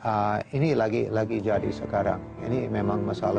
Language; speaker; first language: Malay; non-native, fluent; English